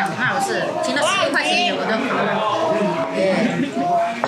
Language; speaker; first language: Chinese; non-native, local second language; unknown